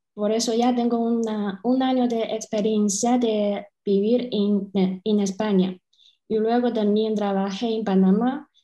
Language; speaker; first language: Spanish; non-native, fluent; Chinese